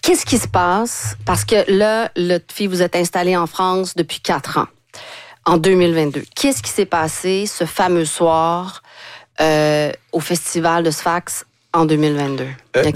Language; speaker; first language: French; native; French